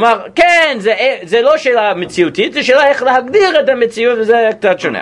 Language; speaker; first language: Hebrew; non-native, fluent; English